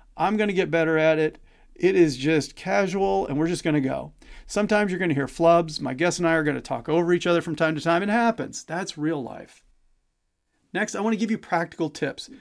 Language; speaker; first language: English; native; English